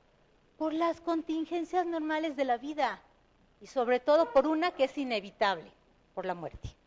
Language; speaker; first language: Spanish; native; Spanish